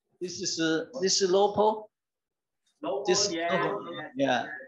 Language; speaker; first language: English; non-native, learner; Chinese